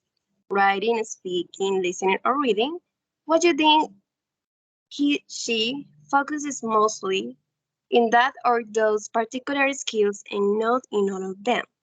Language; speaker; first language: English; non-native, learner; Spanish